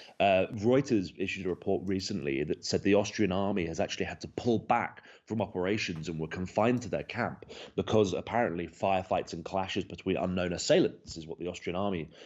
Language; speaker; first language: English; native; English